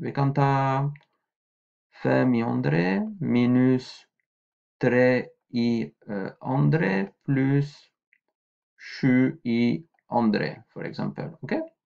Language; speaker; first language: Norwegian; non-native, fluent; French